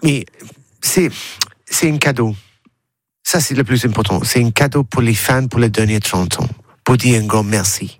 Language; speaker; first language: French; non-native, learner; English